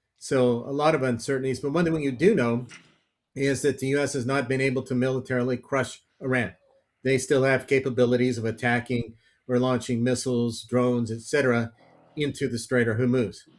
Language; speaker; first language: English; native; English